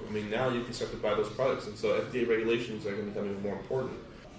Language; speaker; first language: English; native; English